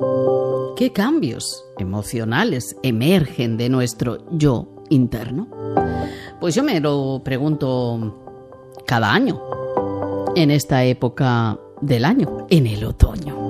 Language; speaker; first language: Spanish; native; Spanish